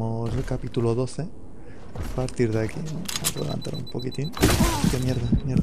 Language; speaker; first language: Spanish; native; Spanish